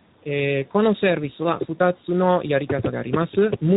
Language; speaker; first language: Japanese; non-native, learner; Italian